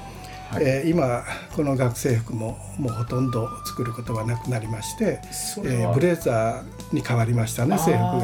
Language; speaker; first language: Japanese; native; Japanese